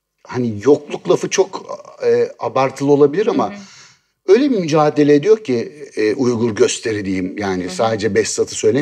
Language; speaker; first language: Turkish; native; Turkish